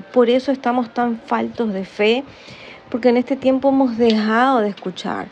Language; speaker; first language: Spanish; native; Spanish